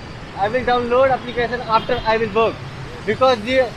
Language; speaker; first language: English; non-native, learner; Hindi